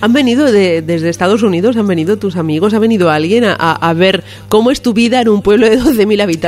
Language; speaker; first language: Spanish; native; Spanish